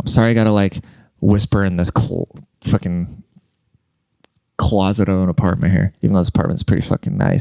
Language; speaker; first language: English; native; English